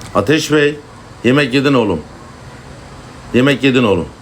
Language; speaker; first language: Turkish; native; Turkish